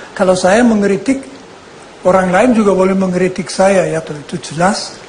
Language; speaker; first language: Indonesian; non-native, fluent; German